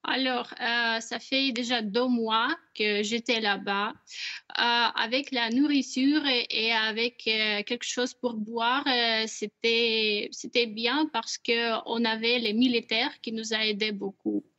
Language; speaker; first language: French; non-native, fluent; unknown